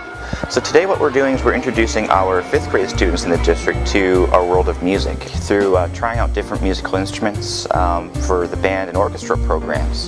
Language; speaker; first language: English; native; English